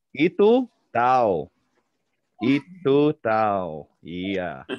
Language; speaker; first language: Indonesian; non-native, fluent; English